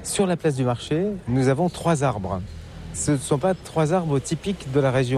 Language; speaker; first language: French; native; French